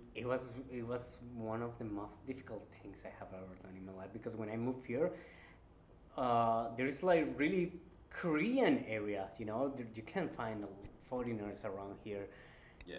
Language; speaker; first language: English; non-native, fluent; Spanish